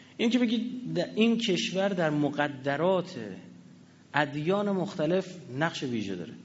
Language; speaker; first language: Persian; native; Persian